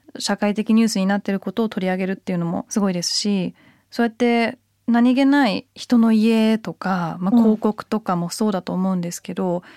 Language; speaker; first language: Japanese; early bilingual, heritage; Japanese